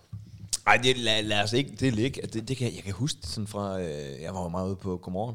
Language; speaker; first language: Danish; native; Danish